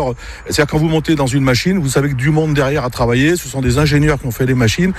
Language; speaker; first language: French; native; French